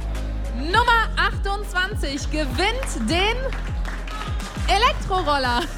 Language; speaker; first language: German; native; German